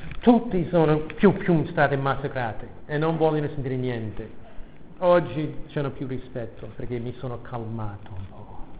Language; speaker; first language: Italian; non-native, fluent; English